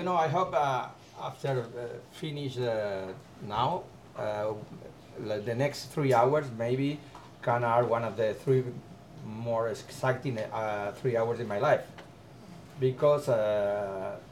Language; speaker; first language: English; non-native, learner; Spanish